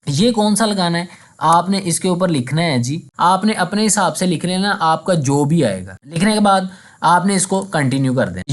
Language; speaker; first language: Urdu; non-native, local second language; Punjabi